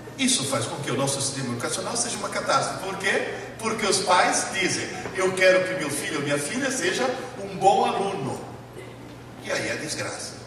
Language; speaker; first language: Portuguese; early bilingual, other home language; Italian